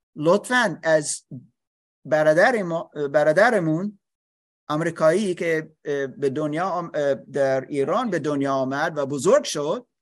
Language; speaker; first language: Persian; non-native, learner; English